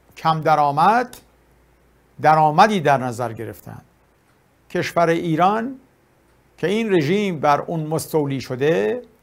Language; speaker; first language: Persian; native; Persian